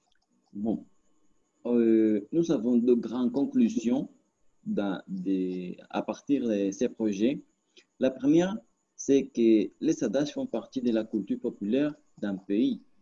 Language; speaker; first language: French; non-native, learner; Spanish